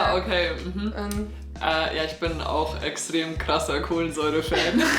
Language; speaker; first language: German; native; German